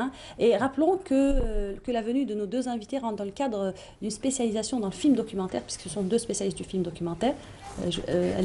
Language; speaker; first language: French; native; French